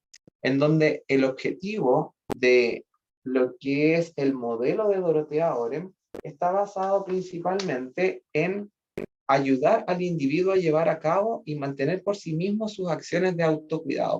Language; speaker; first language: Spanish; native; Spanish